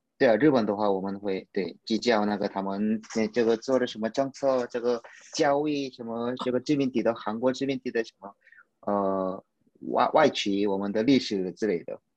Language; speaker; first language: Chinese; non-native, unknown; Korean